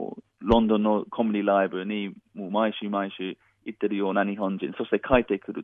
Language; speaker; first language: Japanese; non-native, fluent; English